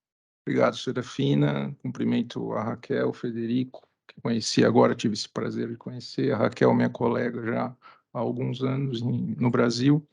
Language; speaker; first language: Portuguese; native; Portuguese